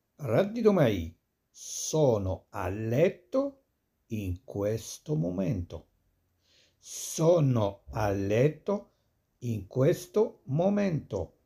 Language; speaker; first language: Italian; non-native, fluent; Arabic